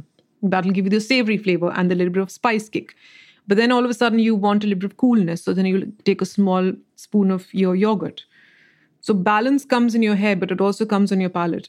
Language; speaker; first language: English; non-native, local second language; Marathi